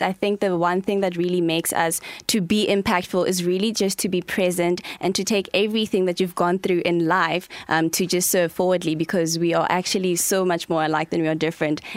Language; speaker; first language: English; non-native, local second language; Tsonga